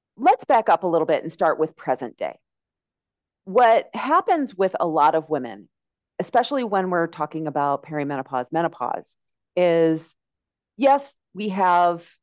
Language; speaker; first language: English; native; English